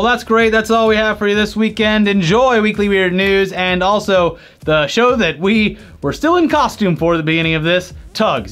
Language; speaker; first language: English; native; English